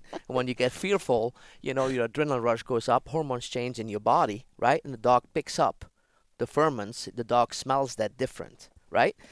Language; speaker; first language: English; non-native, fluent; Dutch